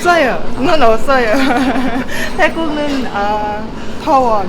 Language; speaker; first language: Korean; non-native, learner; Thai